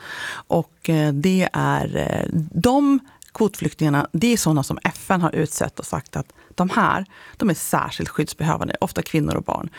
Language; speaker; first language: Swedish; native; Swedish